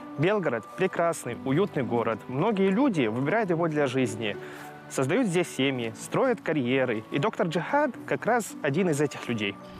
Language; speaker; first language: Russian; non-native, fluent; Arabic